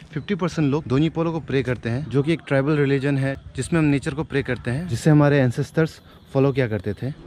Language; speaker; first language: Hindi; non-native, local second language; Adi